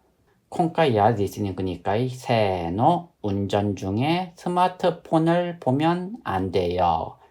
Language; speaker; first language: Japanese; non-native, fluent; Korean